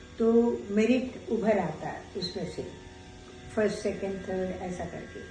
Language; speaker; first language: Hindi; non-native, local second language; Telugu